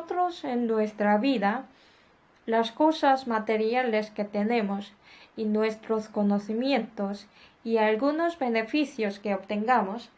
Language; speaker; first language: Spanish; non-native, fluent; Korean